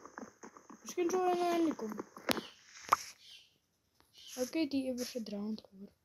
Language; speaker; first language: Dutch; non-native, learner; Afrikaans